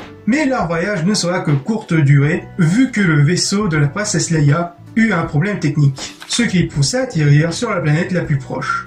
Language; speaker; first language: French; native; French